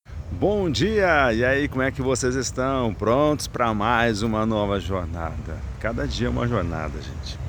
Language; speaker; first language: Portuguese; native; Portuguese